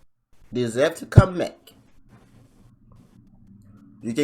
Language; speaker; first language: English; native; English